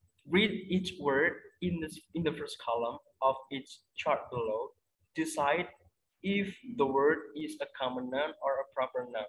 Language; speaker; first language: English; non-native, fluent; Indonesian